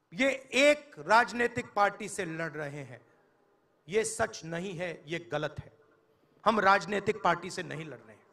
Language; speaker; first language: Hindi; native; Hindi